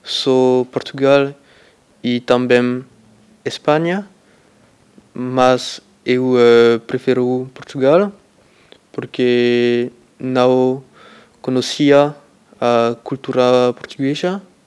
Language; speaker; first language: Portuguese; non-native, learner; French